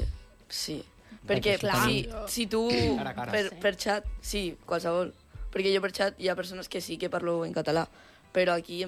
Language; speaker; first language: Catalan; non-native, local second language; Spanish